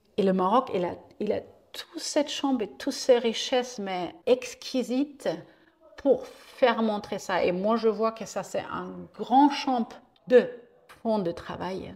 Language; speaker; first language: French; non-native, fluent; German